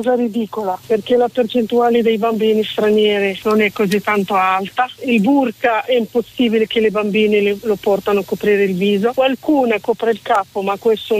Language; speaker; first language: Italian; non-native, fluent; Arabic